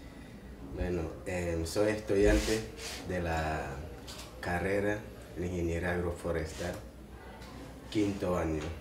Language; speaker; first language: Spanish; non-native, local second language; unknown